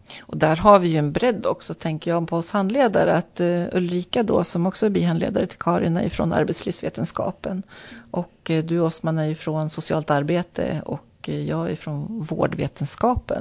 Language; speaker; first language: Swedish; native; Swedish